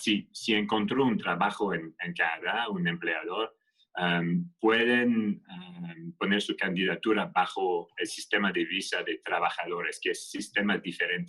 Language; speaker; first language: Spanish; non-native, fluent; French